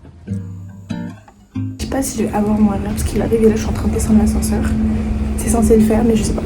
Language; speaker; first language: French; non-native, local second language; Malagasy